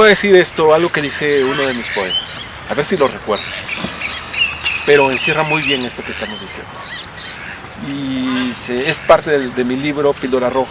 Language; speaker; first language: Spanish; native; Spanish